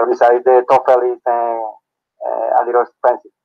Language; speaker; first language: English; non-native, learner; Spanish